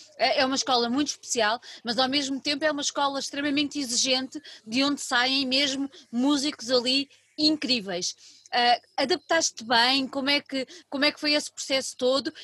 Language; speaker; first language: Portuguese; native; Portuguese